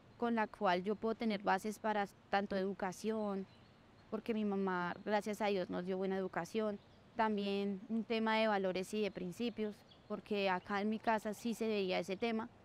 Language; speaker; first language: Spanish; native; Spanish